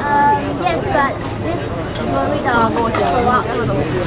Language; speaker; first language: English; non-native, local second language; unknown